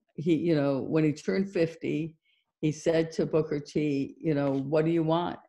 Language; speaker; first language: English; native; English